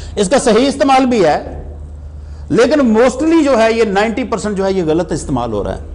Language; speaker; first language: Urdu; non-native, local second language; Punjabi